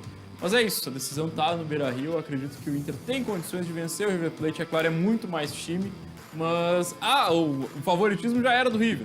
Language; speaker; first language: Portuguese; native; Portuguese